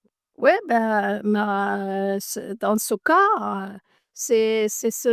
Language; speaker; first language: French; non-native, learner; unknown